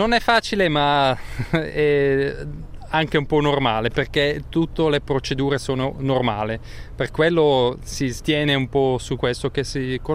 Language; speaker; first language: Italian; non-native, local second language; German